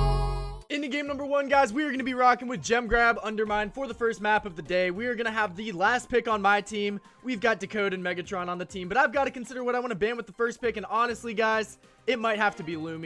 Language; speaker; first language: English; native; English